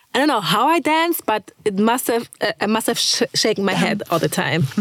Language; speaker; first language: English; early bilingual, other home language; German